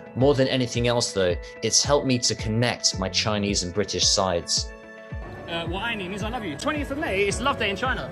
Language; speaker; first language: English; native; English